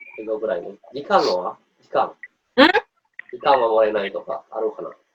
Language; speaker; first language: Japanese; non-native, learner; Indonesian